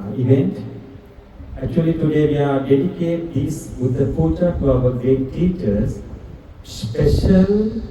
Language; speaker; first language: English; non-native, local second language; Sinhala